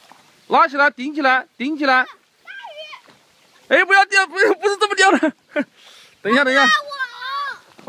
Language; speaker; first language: Chinese; native; Chinese